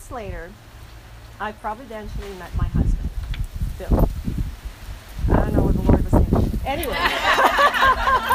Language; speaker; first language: English; non-native, local second language; Filipino